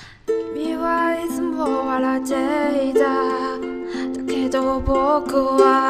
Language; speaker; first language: Italian; non-native, learner; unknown